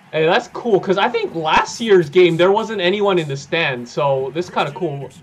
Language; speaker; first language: English; native; English